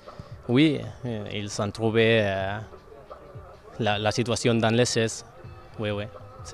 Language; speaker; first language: French; non-native, fluent; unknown